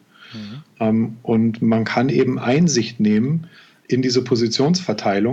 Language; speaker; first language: German; native; German